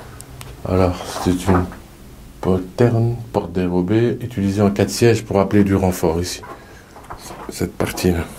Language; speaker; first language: French; native; French